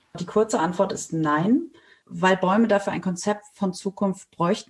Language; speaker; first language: German; native; German